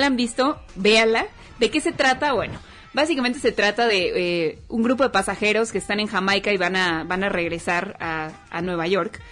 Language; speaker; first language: Spanish; native; Spanish